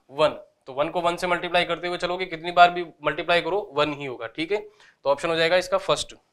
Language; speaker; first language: Hindi; native; Hindi